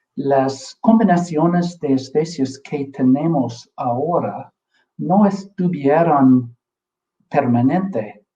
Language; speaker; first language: Spanish; non-native, fluent; English